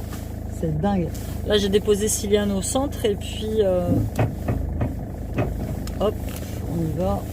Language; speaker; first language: French; native; French